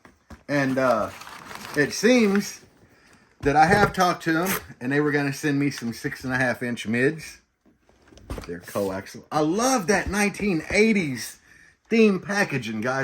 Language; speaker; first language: English; native; English